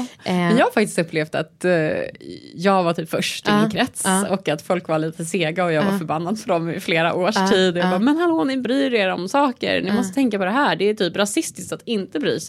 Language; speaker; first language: Swedish; native; Swedish